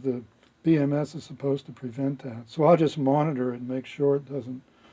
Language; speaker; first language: English; native; English